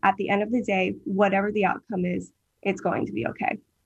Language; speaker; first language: English; early bilingual, heritage; English